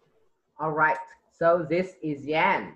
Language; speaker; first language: English; non-native, fluent; Vietnamese